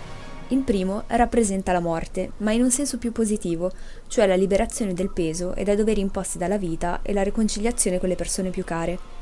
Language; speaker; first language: Italian; native; Italian